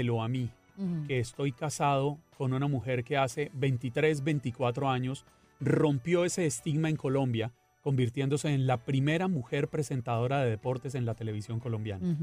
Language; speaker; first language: Spanish; native; Spanish